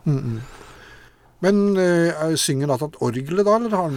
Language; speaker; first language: Norwegian; native; Norwegian